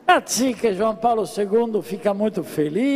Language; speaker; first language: Portuguese; non-native, fluent; Italian